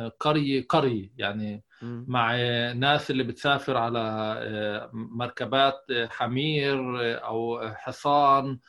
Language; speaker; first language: Arabic; native; Arabic